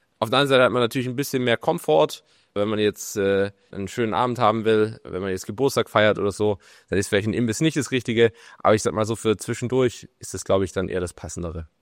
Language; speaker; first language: German; native; German